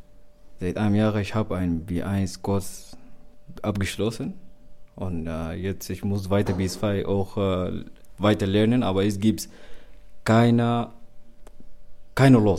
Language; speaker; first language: German; non-native, learner; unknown